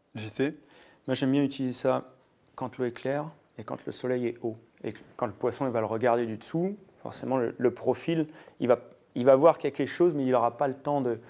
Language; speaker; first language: French; native; French